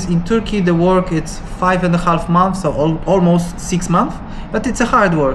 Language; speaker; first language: English; non-native, learner; Polish